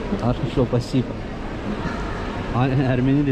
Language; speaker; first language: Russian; non-native, learner; Turkish